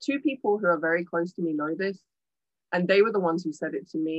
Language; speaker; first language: English; native; English